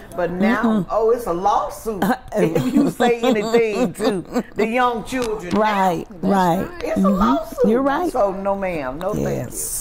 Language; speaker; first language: English; native; English